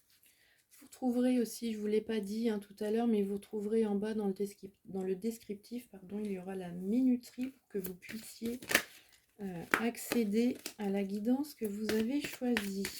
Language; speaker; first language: French; native; French